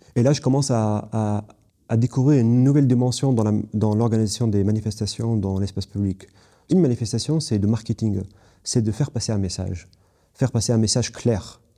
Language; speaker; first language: French; non-native, fluent; Kurdish